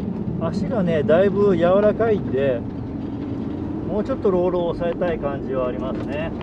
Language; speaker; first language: Japanese; native; Japanese